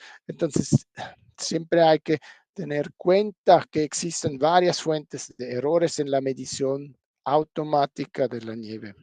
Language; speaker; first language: Spanish; non-native, fluent; German